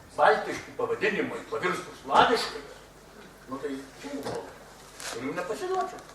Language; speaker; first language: Lithuanian; native; Lithuanian